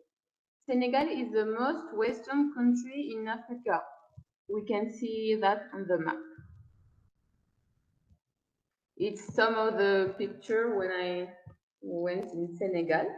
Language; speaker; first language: English; non-native, learner; French